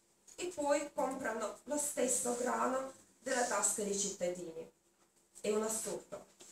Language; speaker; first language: Italian; non-native, learner; Russian